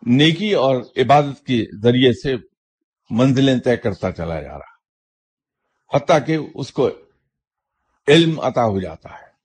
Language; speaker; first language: Urdu; native; Urdu